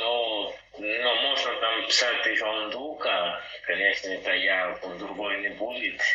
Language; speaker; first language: Russian; non-native, learner; Portuguese